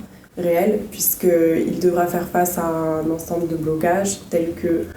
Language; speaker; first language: French; native; French